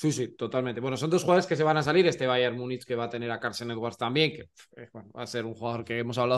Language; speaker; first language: Spanish; native; Spanish